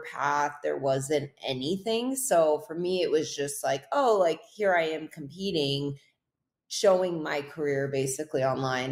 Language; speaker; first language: English; native; English